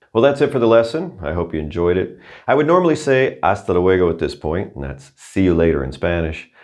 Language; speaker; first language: English; native; English